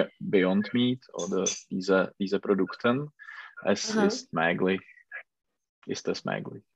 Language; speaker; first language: German; non-native, learner; Czech